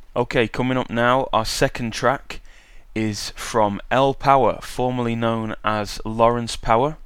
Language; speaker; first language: English; native; English